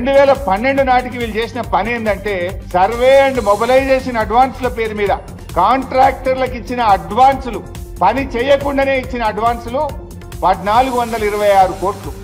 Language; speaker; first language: Telugu; native; Telugu